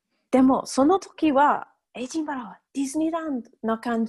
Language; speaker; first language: Japanese; non-native, fluent; English